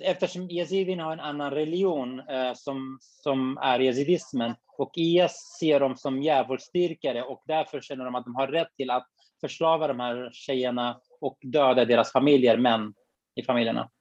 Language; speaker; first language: Swedish; non-native, fluent; Kurdish